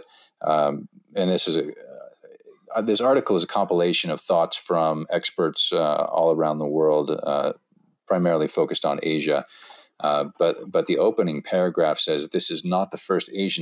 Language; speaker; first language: English; native; English